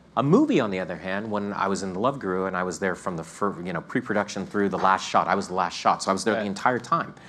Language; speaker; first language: English; native; English